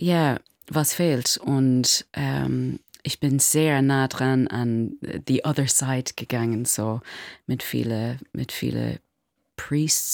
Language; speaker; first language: German; non-native, learner; English